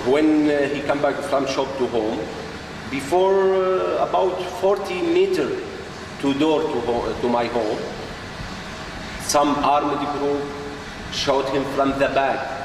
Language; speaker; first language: English; non-native, learner; Arabic